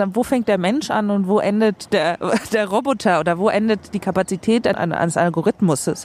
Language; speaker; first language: German; non-native, fluent; Swedish